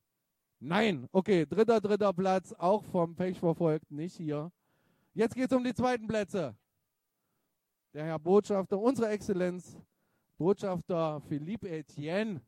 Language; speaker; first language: German; native; German